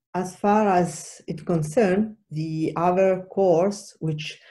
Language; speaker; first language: English; non-native, fluent; Italian